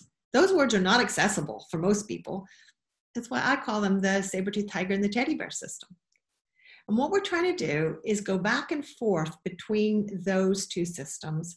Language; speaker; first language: English; native; English